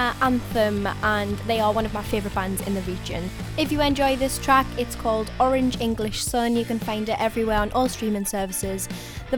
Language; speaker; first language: English; native; English